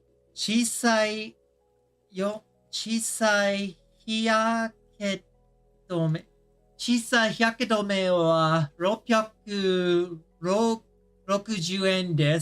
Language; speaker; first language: Japanese; non-native, learner; English